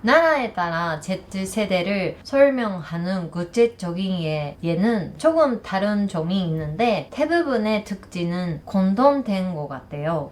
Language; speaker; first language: Korean; non-native, learner; Japanese